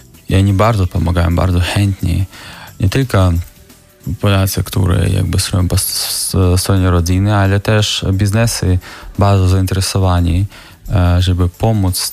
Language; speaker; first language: Polish; non-native, fluent; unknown